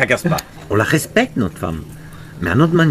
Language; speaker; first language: French; native; French